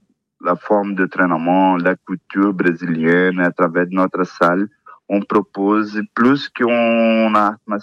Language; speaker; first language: French; non-native, fluent; Portuguese